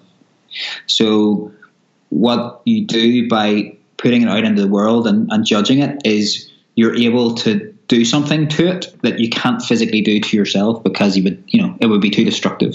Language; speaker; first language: English; native; English